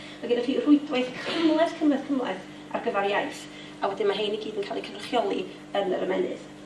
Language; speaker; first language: Welsh; native; Welsh